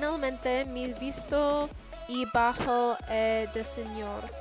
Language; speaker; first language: Spanish; non-native, learner; English